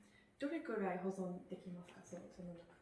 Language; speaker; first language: Japanese; non-native, fluent; English